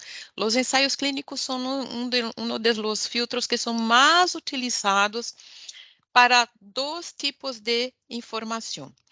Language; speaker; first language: Spanish; non-native, fluent; Portuguese